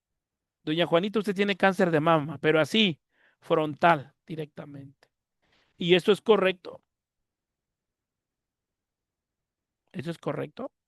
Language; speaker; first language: Spanish; native; Spanish